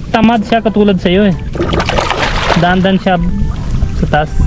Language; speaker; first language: Filipino; non-native, learner; Hindi